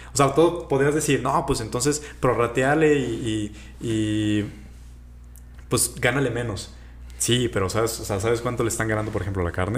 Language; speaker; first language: Spanish; native; Spanish